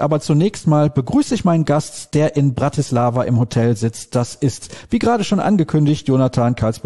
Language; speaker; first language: German; native; German